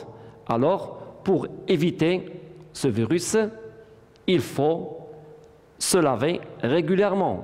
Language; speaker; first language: French; non-native, local second language; Arabic